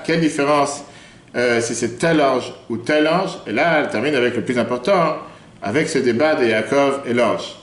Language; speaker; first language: French; native; French